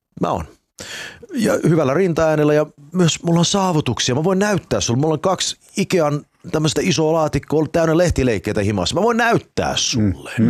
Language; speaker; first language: Finnish; early bilingual, heritage; Finnish